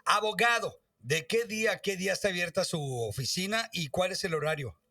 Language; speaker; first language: Spanish; native; Spanish